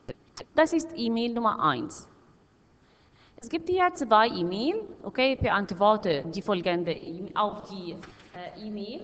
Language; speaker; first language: German; non-native, fluent; Arabic